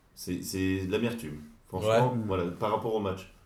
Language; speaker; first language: French; native; French